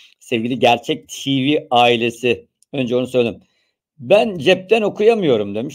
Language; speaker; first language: Turkish; native; Turkish